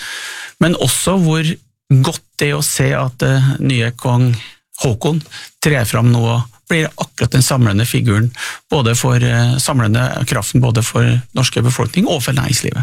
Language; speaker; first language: Norwegian; native; Norwegian